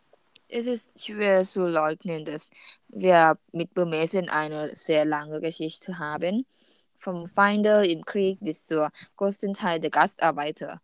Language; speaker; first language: German; non-native, learner; Thai